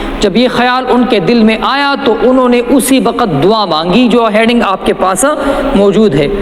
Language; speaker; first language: Urdu; non-native, local second language; Pashto